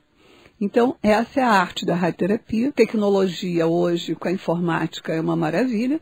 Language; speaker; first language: Portuguese; native; Portuguese